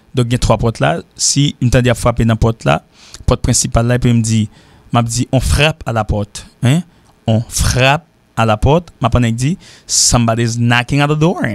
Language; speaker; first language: French; native; French